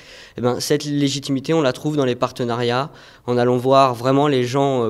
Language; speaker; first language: French; native; French